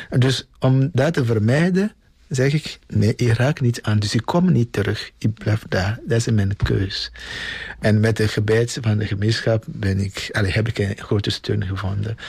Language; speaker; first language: Dutch; non-native, fluent; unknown